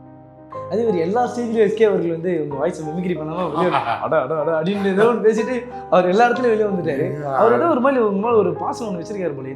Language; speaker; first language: Tamil; native; Tamil